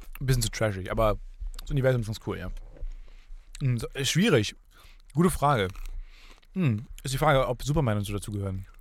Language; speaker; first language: German; native; German